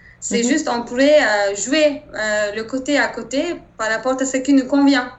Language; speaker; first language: French; non-native, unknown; Turkish